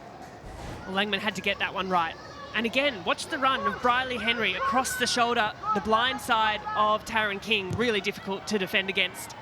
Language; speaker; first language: English; native; English